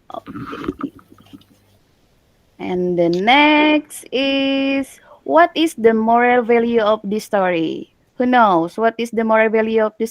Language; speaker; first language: English; non-native, learner; Indonesian